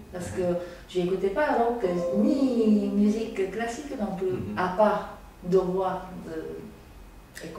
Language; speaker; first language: French; non-native, learner; Japanese